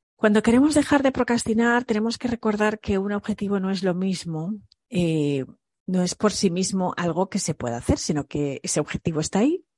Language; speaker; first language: Spanish; early bilingual, other home language; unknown